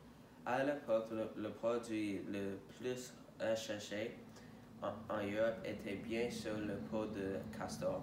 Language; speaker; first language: French; non-native, learner; English